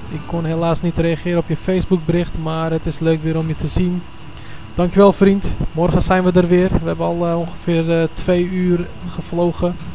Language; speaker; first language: Dutch; early bilingual, other home language; Turkish